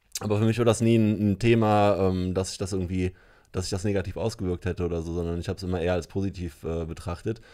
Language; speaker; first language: German; native; German